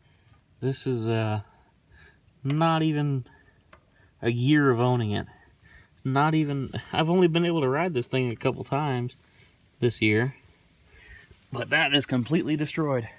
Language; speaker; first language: English; native; English